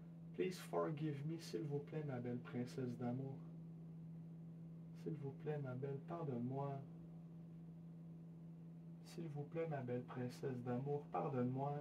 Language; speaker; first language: French; non-native, learner; English